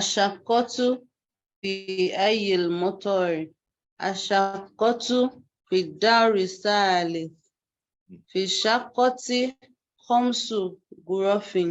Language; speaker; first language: Arabic; non-native, learner; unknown